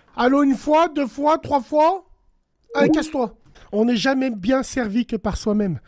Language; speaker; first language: French; native; French